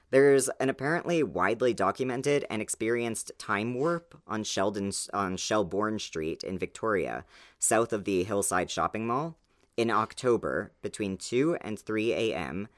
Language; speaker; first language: English; native; English